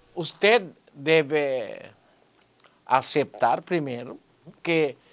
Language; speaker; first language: Spanish; non-native, fluent; Filipino